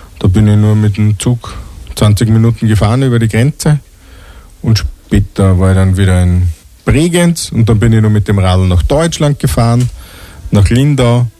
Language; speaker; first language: German; native; German